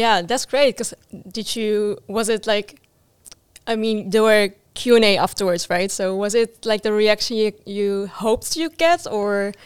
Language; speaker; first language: English; non-native, fluent; Dutch